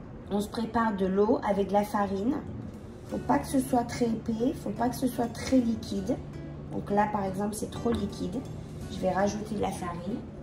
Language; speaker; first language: French; native; French